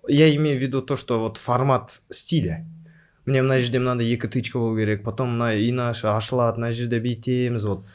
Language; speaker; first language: Russian; non-native, local second language; Kazakh